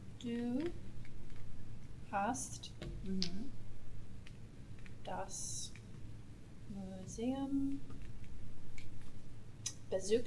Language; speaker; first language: German; non-native, learner; English